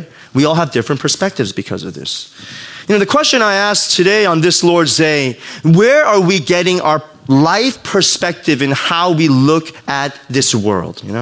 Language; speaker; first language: English; native; English